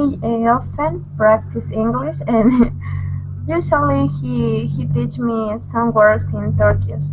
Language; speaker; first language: English; non-native, learner; Spanish